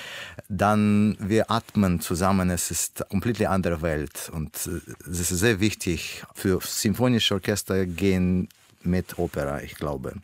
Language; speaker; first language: German; non-native, learner; Russian